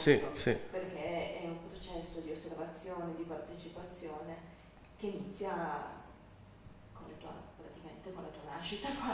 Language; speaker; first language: Italian; native; Italian